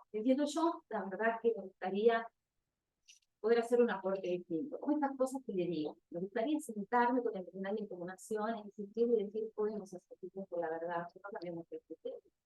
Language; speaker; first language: Spanish; native; Spanish